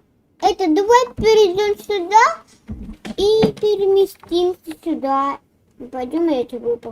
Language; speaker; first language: Russian; native; Russian